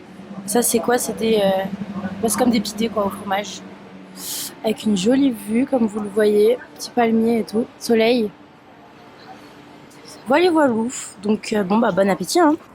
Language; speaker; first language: French; native; French